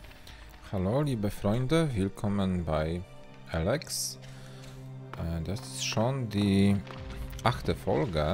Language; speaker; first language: German; non-native, learner; Polish